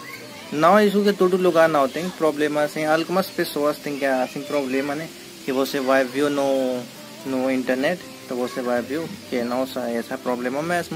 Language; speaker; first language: Portuguese; non-native, learner; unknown